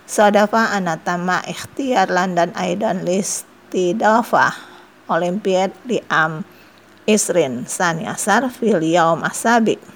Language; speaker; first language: Arabic; non-native, fluent; Indonesian